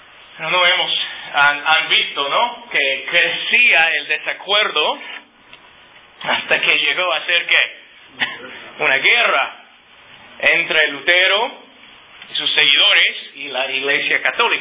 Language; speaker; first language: Spanish; non-native, fluent; English